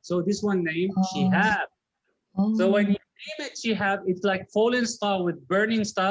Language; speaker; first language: English; non-native, learner; Arabic